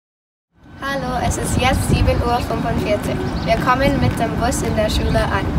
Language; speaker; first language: German; non-native, learner; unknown